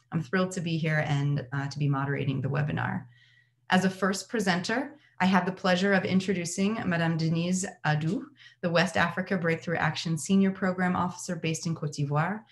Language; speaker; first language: English; native; English